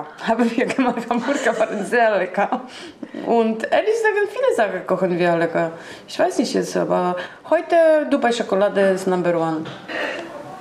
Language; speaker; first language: German; non-native, learner; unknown